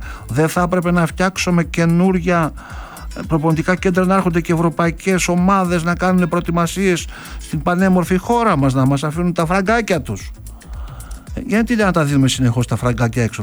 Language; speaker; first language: Greek; native; Greek